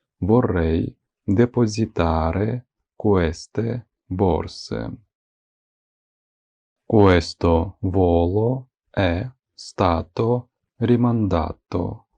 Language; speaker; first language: Italian; non-native, fluent; Ukrainian